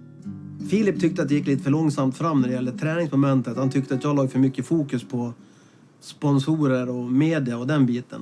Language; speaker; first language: Swedish; native; Swedish